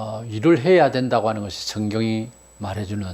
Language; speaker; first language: Korean; native; Korean